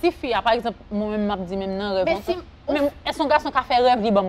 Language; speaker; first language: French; non-native, local second language; Haitian Creole